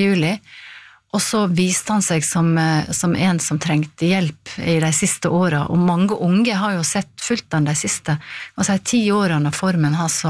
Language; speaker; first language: Norwegian; native; Norwegian